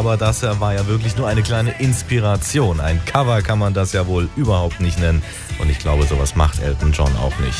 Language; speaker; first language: German; native; German